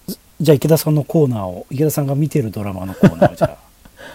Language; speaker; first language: Japanese; native; Japanese